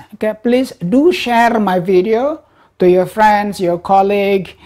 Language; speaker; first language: English; non-native, fluent; Indonesian